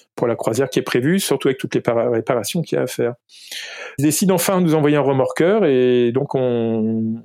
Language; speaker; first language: French; native; French